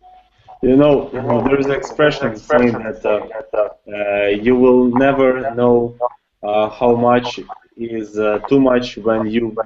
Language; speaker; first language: English; non-native, learner; Russian